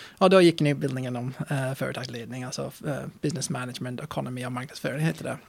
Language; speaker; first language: Swedish; non-native, fluent; English